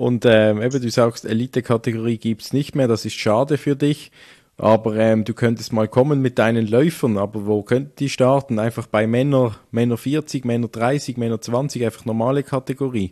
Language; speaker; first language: German; native; German